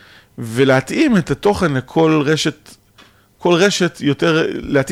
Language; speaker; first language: Hebrew; native; Hebrew